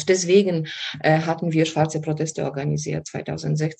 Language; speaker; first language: German; non-native, fluent; Polish